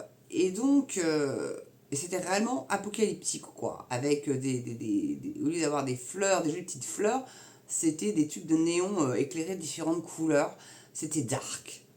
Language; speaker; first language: French; native; French